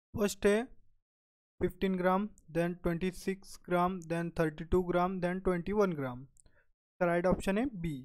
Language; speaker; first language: Hindi; non-native, local second language; Marathi